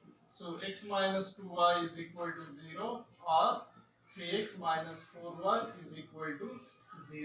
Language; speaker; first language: English; non-native, local second language; Marathi